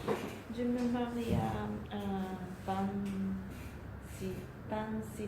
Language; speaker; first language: French; non-native, learner; Japanese